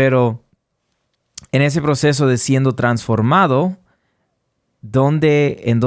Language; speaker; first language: Spanish; early bilingual, heritage; Spanish